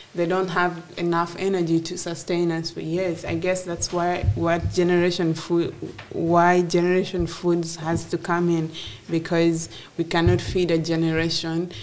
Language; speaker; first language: English; non-native, local second language; Acoli